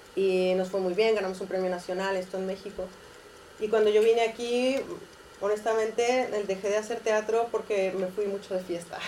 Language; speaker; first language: Spanish; native; Spanish